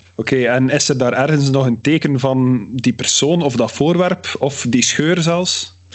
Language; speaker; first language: Dutch; native; Dutch